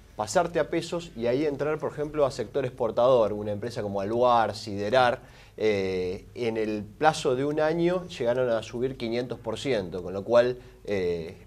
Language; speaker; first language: Spanish; native; Spanish